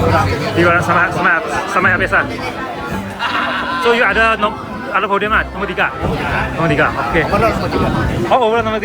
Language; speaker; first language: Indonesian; non-native, local second language; Chinese